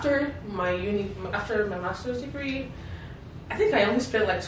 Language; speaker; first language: English; non-native, local second language; Igbo